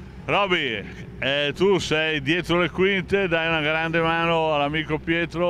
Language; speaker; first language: Italian; native; Italian